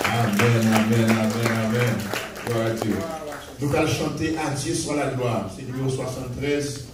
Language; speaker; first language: French; non-native, local second language; Haitian Creole